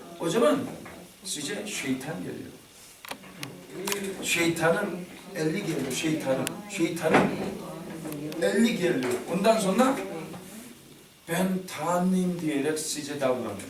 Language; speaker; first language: Turkish; non-native, learner; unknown